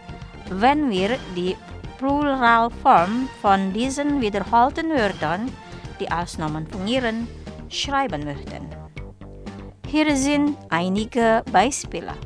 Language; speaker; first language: German; non-native, fluent; Indonesian